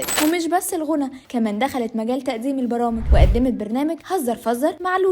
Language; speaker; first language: Arabic; native; Arabic